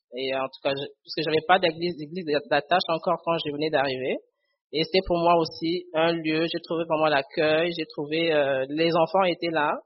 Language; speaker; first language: French; non-native, local second language; Lingala